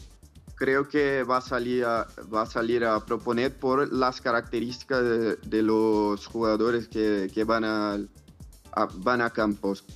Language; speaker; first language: Spanish; non-native, fluent; Portuguese